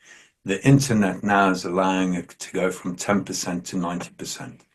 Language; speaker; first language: English; native; English